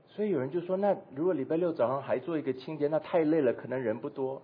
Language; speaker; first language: Chinese; native; Chinese